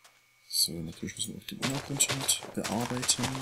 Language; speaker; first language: German; native; German